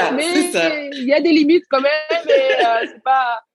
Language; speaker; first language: French; early bilingual, other home language; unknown